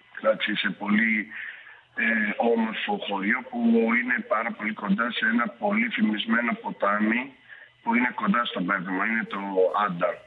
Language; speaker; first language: Greek; early bilingual, heritage; Italian